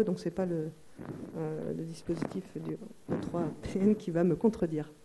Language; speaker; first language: French; native; French